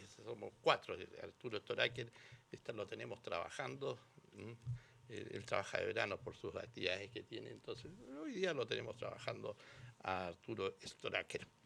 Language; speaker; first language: Spanish; native; Spanish